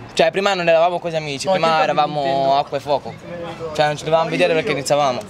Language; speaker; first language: Italian; native; Italian